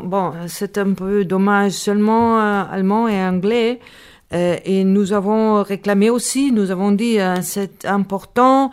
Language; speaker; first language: French; non-native, learner; Spanish